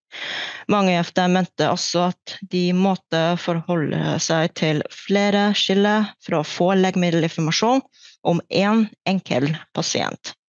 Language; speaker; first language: Norwegian; non-native, fluent; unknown